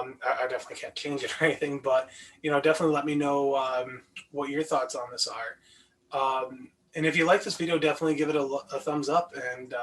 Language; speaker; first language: English; native; English